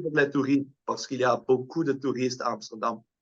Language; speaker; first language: French; non-native, fluent; Dutch